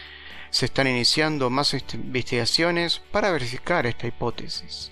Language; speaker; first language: Spanish; native; Spanish